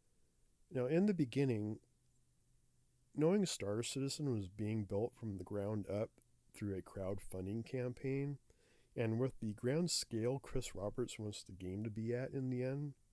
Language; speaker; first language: English; native; English